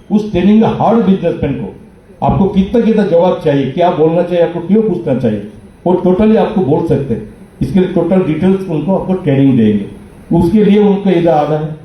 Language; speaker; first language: Hindi; non-native, local second language; Bangla